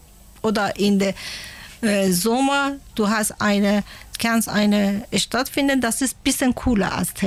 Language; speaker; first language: German; non-native, learner; Persian